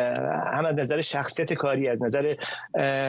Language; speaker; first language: Persian; native; Persian